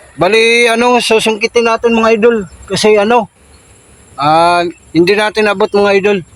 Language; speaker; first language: Filipino; native; Filipino